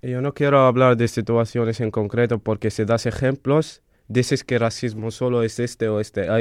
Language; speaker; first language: Spanish; non-native, fluent; Arabic